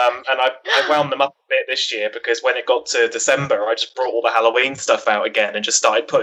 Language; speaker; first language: English; native; English